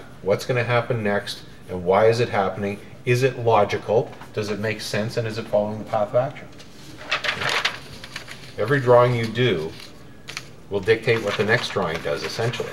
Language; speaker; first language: English; native; English